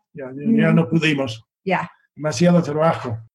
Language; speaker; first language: Spanish; non-native, fluent; English